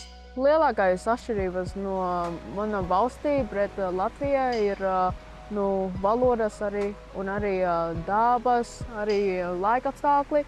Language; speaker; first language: Latvian; early bilingual, other home language; Vietnamese